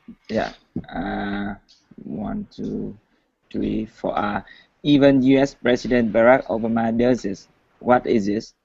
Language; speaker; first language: English; non-native, learner; Vietnamese